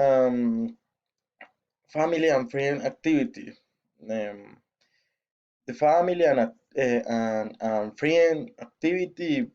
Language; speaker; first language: English; non-native, learner; Spanish